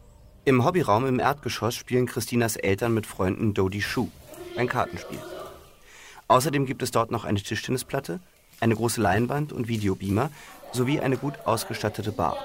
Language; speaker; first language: German; native; German